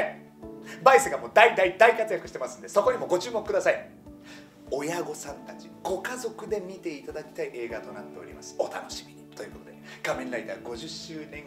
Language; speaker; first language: Japanese; native; Japanese